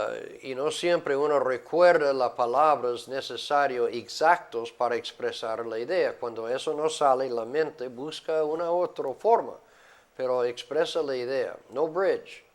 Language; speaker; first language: Spanish; non-native, fluent; English